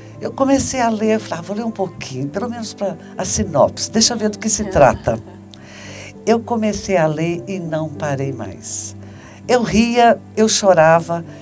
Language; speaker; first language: Portuguese; native; Portuguese